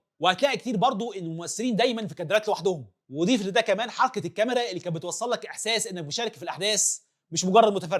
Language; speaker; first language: Arabic; native; Arabic